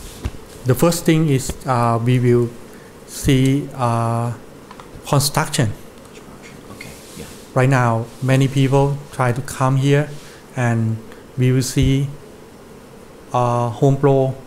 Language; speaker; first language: English; non-native, learner; Thai